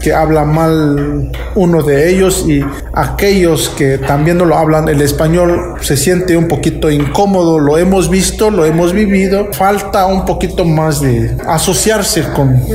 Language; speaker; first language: Spanish; non-native, local second language; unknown